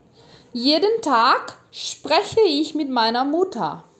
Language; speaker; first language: German; non-native, fluent; Portuguese